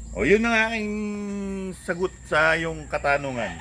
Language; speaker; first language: Filipino; non-native, local second language; Pampanga